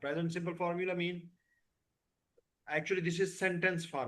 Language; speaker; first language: English; non-native, fluent; Urdu